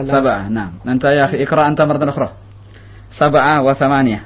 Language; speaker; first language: Arabic; non-native, fluent; Indonesian